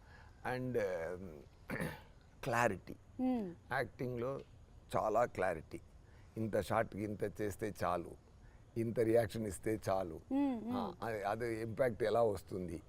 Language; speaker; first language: Telugu; non-native, learner; Tamil